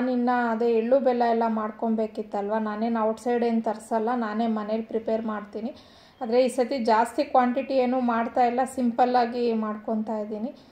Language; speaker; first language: Kannada; non-native, local second language; Telugu